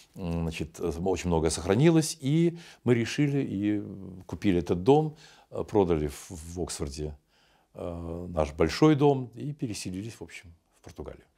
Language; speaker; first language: Russian; native; Russian